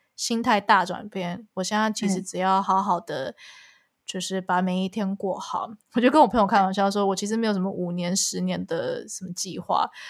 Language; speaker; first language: Chinese; native; Chinese